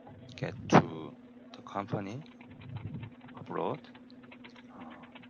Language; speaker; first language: English; non-native, learner; Korean